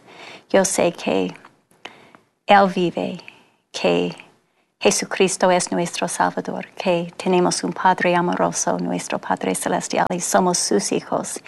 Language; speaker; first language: Spanish; non-native, fluent; English